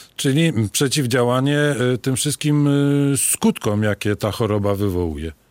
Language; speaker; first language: Polish; native; Polish